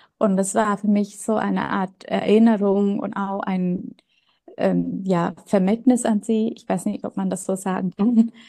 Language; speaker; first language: German; non-native, fluent; Vietnamese